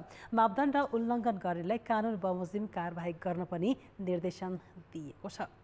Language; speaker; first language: Nepali; native; Nepali